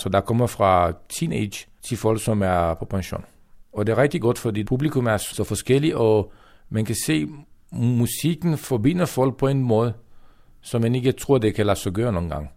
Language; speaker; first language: Danish; non-native, fluent; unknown